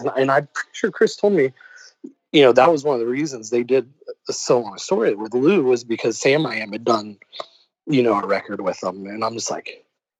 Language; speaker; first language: English; native; English